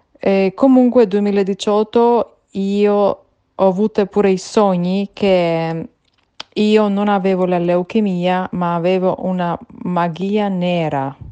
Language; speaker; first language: Italian; non-native, learner; Albanian